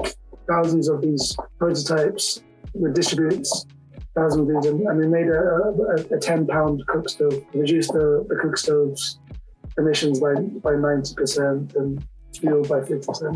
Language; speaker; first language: English; native; English